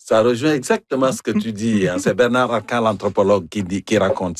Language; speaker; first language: French; native; French